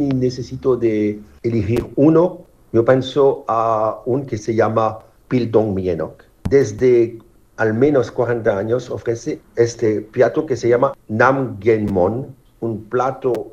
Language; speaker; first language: Spanish; non-native, fluent; French